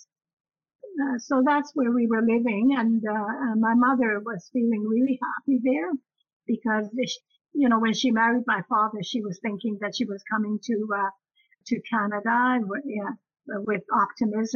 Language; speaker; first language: English; native; English